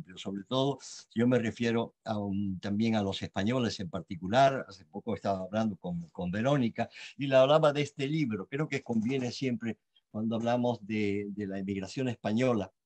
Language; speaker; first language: Spanish; native; Spanish